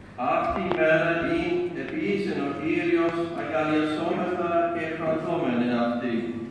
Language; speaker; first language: Greek; non-native, fluent; English